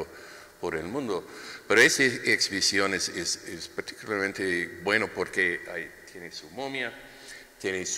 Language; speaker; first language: Spanish; non-native, learner; English